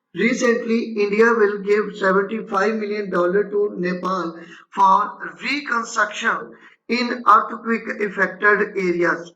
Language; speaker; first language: English; non-native, local second language; Punjabi